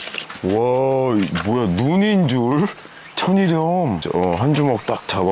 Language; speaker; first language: Korean; native; Korean